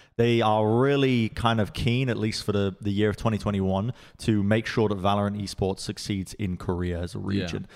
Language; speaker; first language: English; native; English